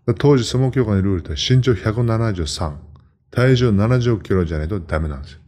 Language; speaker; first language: Japanese; non-native, fluent; Mongolian